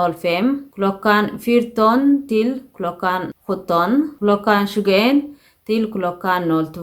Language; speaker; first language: Swedish; non-native, fluent; Tigrinya